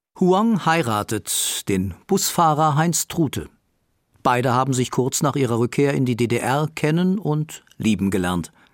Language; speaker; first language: German; native; German